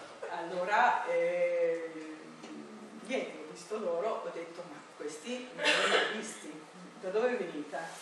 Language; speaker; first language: Italian; non-native, fluent; English